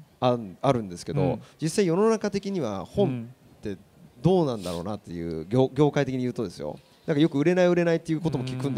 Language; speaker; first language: Japanese; native; Japanese